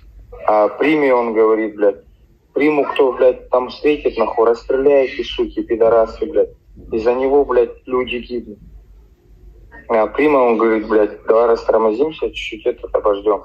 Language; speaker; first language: Russian; native; Russian